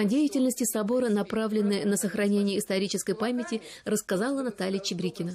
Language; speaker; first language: Russian; native; Russian